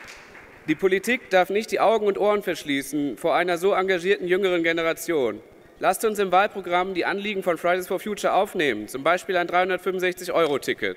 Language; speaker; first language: German; native; German